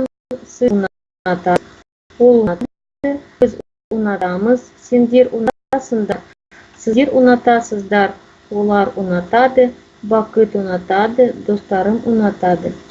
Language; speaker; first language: Kazakh; non-native, learner; Russian